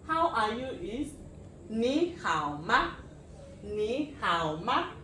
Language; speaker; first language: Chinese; non-native, learner; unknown